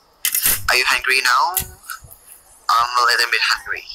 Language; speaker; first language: English; non-native, learner; Thai